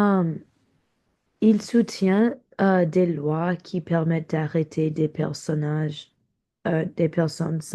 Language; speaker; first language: French; non-native, learner; English